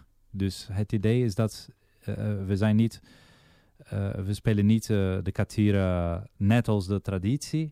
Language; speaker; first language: Dutch; non-native, fluent; Portuguese